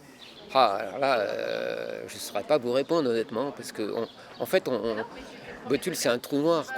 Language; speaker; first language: French; native; French